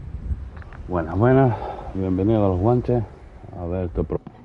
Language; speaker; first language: Spanish; non-native, fluent; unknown